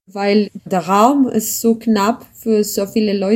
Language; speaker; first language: German; non-native, learner; Spanish